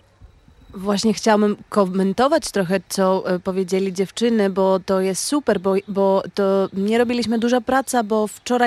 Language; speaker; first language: Polish; non-native, learner; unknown